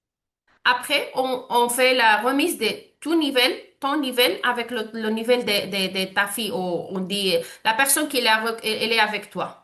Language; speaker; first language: French; non-native, learner; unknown